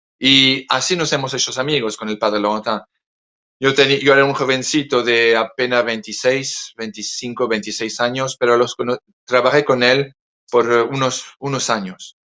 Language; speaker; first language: Spanish; non-native, fluent; French